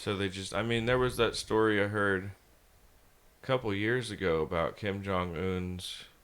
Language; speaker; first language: English; native; English